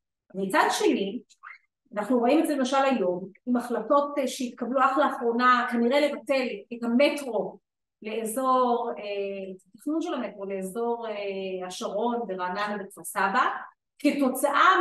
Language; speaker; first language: Hebrew; native; Hebrew